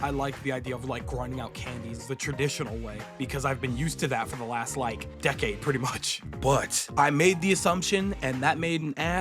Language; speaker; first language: English; native; English